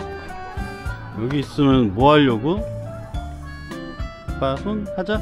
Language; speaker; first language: Korean; native; Korean